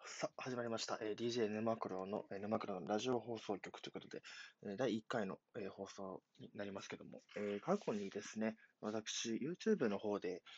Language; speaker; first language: Japanese; native; Japanese